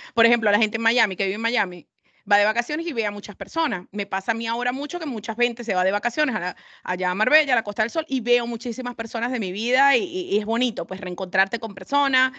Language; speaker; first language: Spanish; native; Spanish